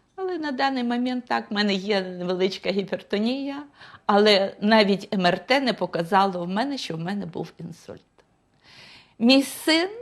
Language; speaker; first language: Ukrainian; non-native, fluent; Russian